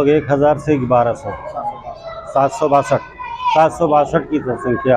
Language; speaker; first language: Hindi; native; Hindi